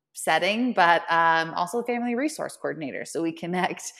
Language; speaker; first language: English; native; English